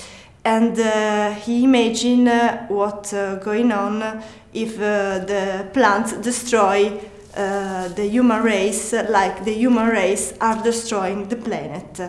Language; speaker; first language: English; non-native, learner; Italian